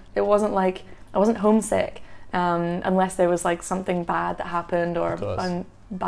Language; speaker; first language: English; native; English